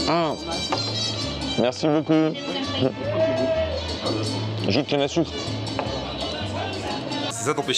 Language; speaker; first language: French; native; French